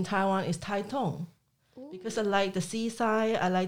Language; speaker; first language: English; non-native, local second language; Cantonese